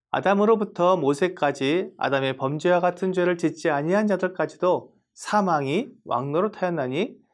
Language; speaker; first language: Korean; native; Korean